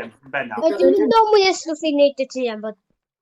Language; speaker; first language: Welsh; non-native, local second language; English